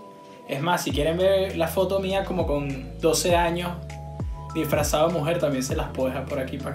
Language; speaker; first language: Spanish; native; Spanish